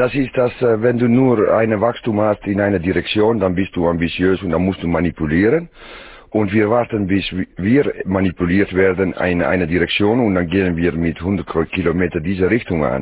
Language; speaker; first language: German; non-native, learner; Dutch